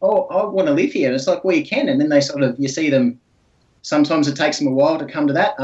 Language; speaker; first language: English; native; English